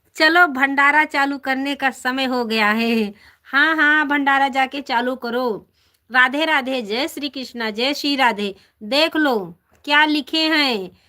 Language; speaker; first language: Hindi; native; Hindi